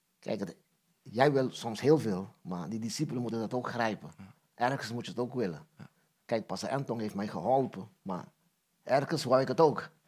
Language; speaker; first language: Dutch; non-native, local second language; Papiamento